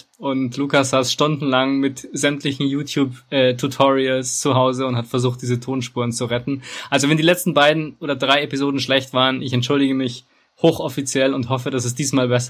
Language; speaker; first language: German; native; German